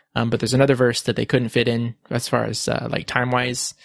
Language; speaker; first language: English; early bilingual, other home language; Spanish